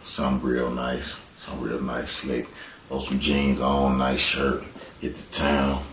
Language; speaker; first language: English; native; English